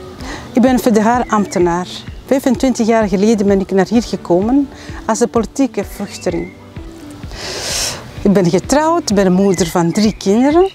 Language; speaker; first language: Dutch; non-native, fluent; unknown